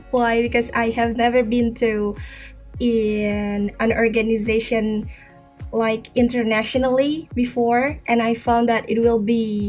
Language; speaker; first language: English; non-native, fluent; Indonesian